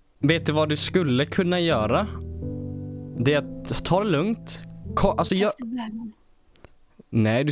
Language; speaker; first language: Swedish; native; Swedish